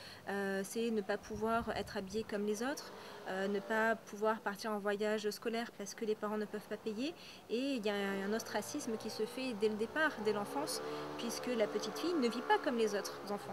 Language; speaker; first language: French; native; French